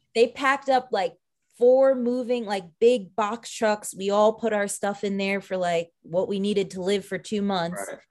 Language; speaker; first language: English; native; English